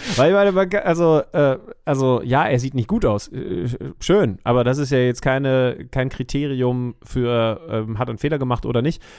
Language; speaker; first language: German; native; German